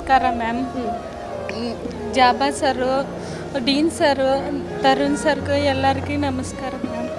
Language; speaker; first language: Kannada; non-native, local second language; Telugu